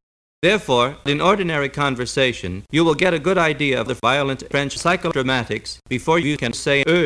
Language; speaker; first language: English; native; English